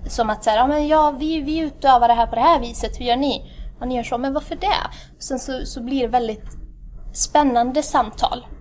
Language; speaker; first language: Swedish; early bilingual, other home language; Tigrinya